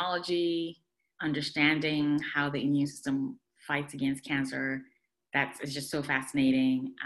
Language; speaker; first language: English; non-native, local second language; Akan